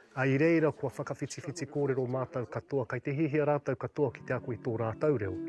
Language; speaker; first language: Māori; non-native, local second language; English